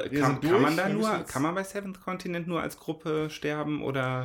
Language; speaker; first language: German; native; German